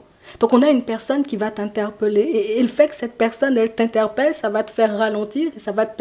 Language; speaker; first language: French; native; French